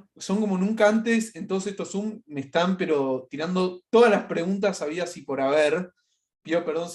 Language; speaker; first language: Spanish; native; Spanish